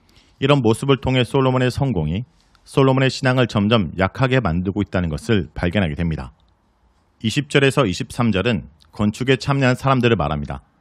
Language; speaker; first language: Korean; native; Korean